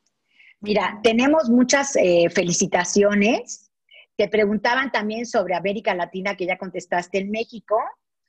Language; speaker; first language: Spanish; native; Spanish